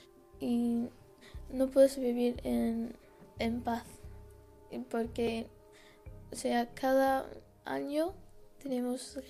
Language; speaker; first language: Spanish; early bilingual, other home language; Arabic